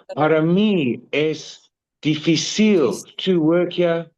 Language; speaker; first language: Spanish; non-native, learner; English